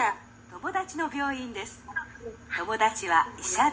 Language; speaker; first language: Japanese; non-native, learner; Filipino